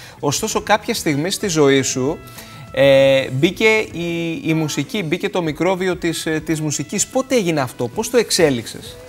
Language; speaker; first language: Greek; native; Greek